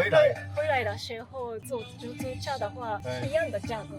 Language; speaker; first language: Chinese; non-native, learner; Japanese